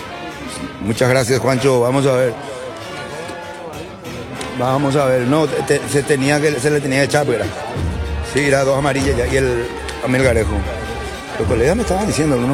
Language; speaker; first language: Spanish; native; Spanish